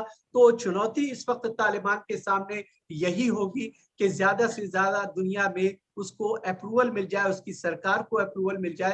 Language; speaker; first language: Hindi; native; Hindi